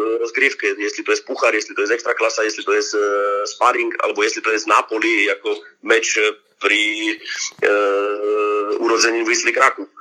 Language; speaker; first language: Polish; non-native, learner; Slovak